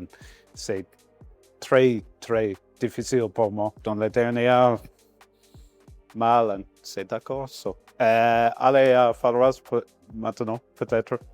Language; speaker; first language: French; non-native, learner; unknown